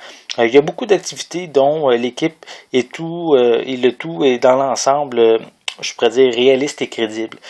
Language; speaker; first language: French; native; French